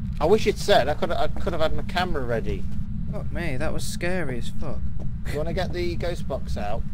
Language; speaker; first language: English; native; English